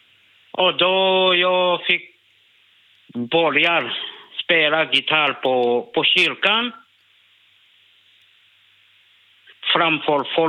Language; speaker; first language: Swedish; non-native, learner; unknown